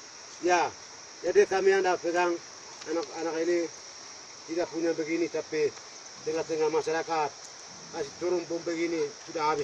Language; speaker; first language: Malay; non-native, local second language; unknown